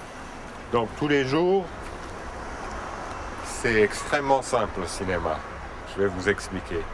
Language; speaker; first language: French; non-native, fluent; Portuguese